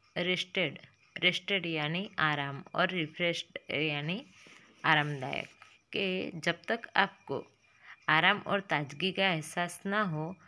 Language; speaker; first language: Hindi; non-native, local second language; Gujarati